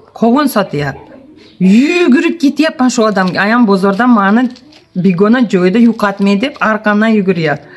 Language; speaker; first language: Uzbek; non-native, local second language; Tatar